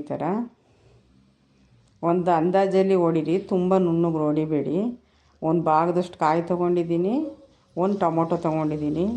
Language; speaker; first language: Kannada; native; Kannada